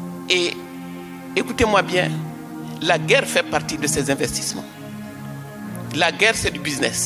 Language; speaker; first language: French; non-native, local second language; Bambara